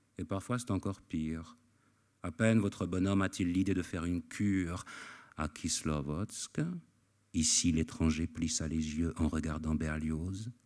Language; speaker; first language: French; native; French